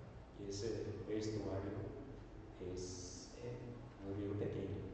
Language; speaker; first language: Portuguese; non-native, learner; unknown